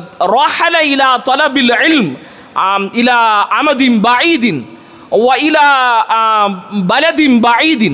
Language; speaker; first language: Arabic; non-native, fluent; Tamil